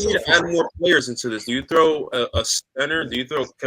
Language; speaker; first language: English; native; English